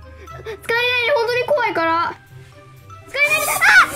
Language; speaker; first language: Japanese; non-native, fluent; English